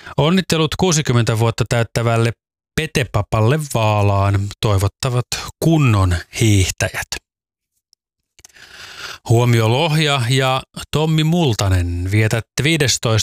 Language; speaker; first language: Finnish; native; Finnish